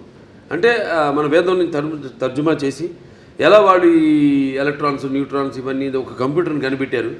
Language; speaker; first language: Telugu; native; Telugu